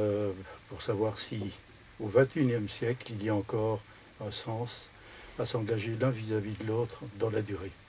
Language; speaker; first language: French; native; French